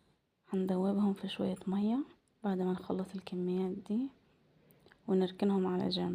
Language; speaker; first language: Arabic; native; Arabic